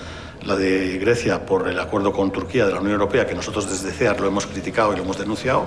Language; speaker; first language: Spanish; native; Spanish